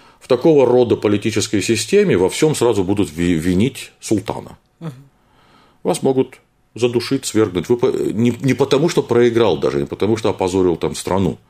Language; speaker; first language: Russian; native; Russian